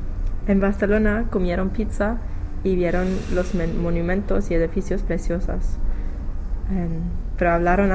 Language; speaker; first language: Spanish; non-native, learner; English